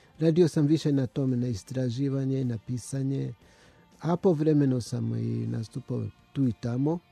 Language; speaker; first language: Serbian; early bilingual, other home language; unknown